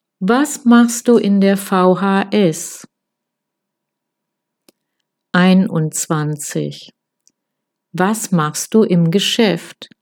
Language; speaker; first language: German; non-native, fluent; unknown